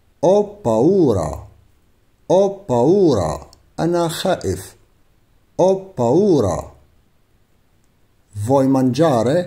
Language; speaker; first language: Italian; non-native, fluent; Arabic